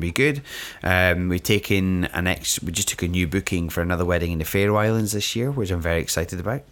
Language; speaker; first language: English; native; English